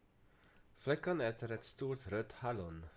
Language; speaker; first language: Swedish; non-native, learner; English